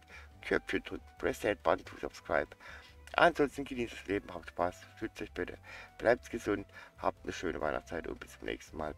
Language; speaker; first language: German; native; German